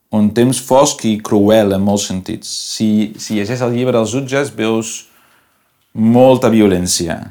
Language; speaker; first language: Catalan; non-native, local second language; Spanish